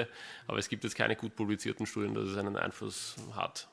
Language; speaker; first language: German; native; German